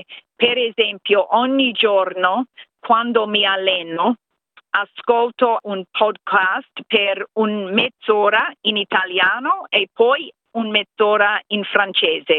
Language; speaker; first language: Italian; non-native, fluent; English